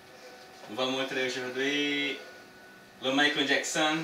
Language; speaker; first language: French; non-native, learner; Portuguese